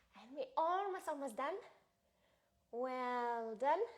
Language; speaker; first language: English; non-native, fluent; Ukrainian